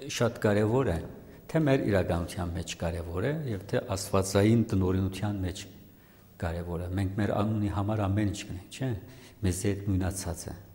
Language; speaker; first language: Armenian; native; Armenian